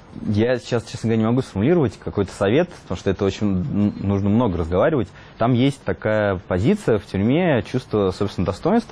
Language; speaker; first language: Russian; native; Russian